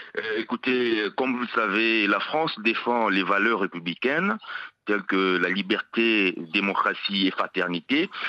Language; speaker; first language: French; non-native, local second language; Lingala